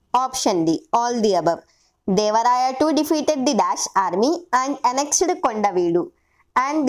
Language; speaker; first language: English; non-native, local second language; Telugu